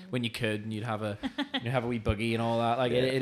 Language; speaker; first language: English; native; English